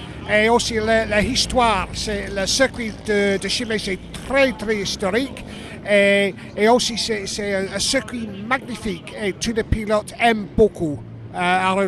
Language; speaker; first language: French; non-native, learner; English